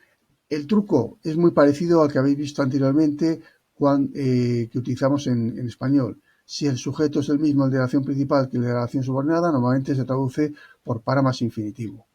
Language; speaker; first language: Spanish; native; Spanish